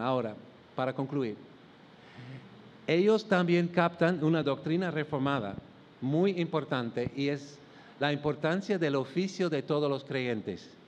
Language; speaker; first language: Spanish; non-native, fluent; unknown